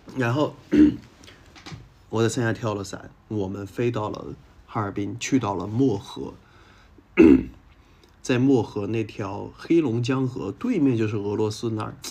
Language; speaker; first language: Chinese; native; Chinese